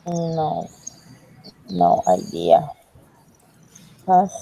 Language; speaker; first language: English; non-native, learner; Spanish